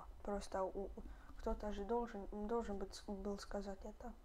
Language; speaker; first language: Russian; early bilingual, heritage; Russian